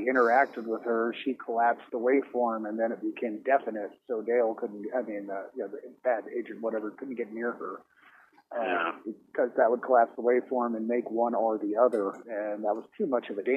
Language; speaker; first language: English; native; English